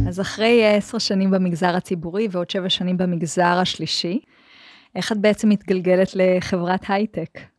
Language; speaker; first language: Hebrew; native; Hebrew